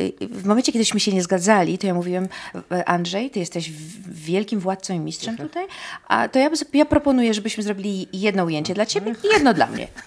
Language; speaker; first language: Polish; native; Polish